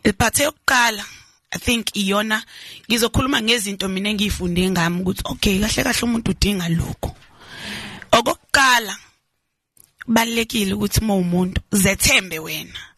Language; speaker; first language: Zulu; native; Zulu